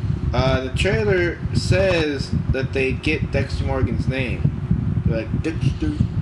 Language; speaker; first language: English; native; English